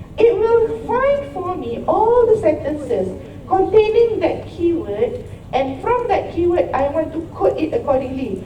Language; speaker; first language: English; non-native, local second language; Malay